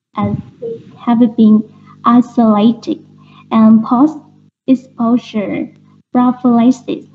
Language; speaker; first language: English; non-native, learner; Vietnamese